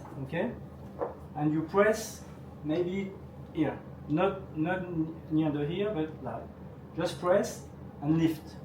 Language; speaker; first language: English; non-native, learner; French